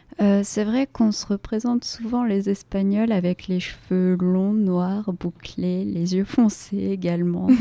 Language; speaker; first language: French; native; French